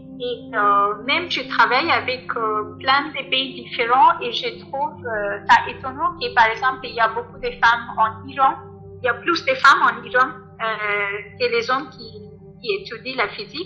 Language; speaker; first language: French; non-native, fluent; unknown